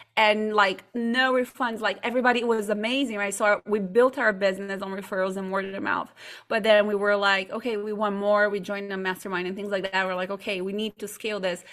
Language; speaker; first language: English; non-native, fluent; Portuguese